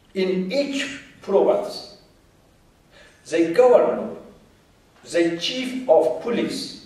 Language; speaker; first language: English; non-native, fluent; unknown